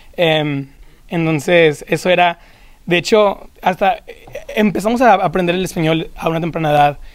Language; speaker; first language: Spanish; early bilingual, heritage; Spanish